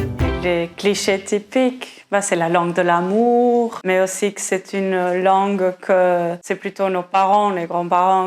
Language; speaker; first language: French; non-native, fluent; Portuguese